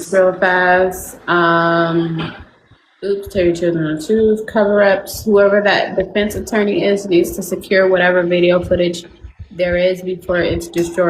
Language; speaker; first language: English; native; English